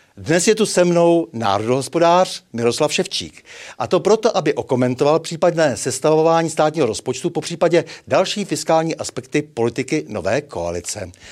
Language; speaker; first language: Czech; native; Czech